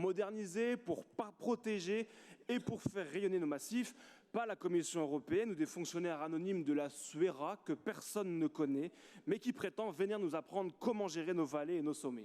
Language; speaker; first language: French; native; French